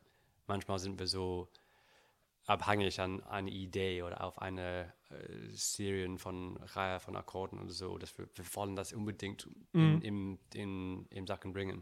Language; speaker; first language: German; non-native, learner; English